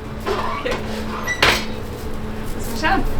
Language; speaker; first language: German; non-native, learner; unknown